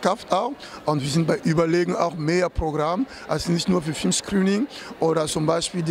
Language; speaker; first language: German; non-native, fluent; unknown